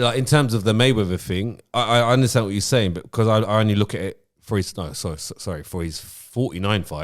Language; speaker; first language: English; native; English